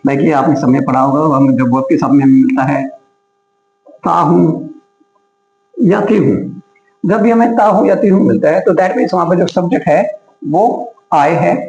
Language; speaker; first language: Hindi; native; Hindi